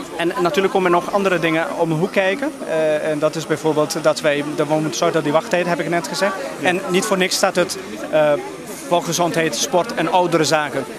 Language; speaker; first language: Dutch; non-native, local second language; Papiamento